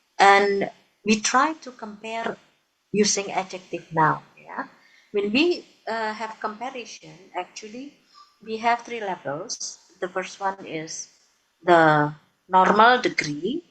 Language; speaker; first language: English; non-native, fluent; Indonesian